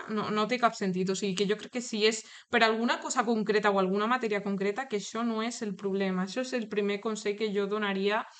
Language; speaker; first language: Catalan; non-native, local second language; Spanish